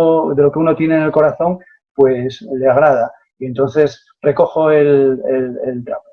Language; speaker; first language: Spanish; native; Spanish